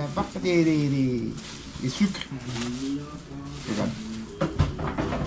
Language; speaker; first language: French; non-native, learner; Spanish